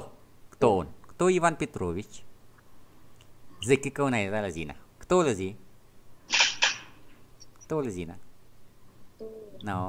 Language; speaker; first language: Russian; non-native, fluent; Vietnamese